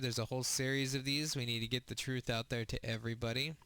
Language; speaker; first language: English; native; English